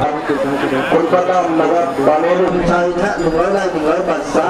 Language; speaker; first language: Thai; native; Thai